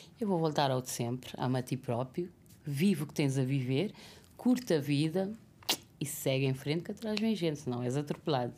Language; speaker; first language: Portuguese; non-native, local second language; Kabuverdianu